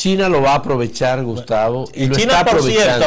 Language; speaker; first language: Spanish; native; Spanish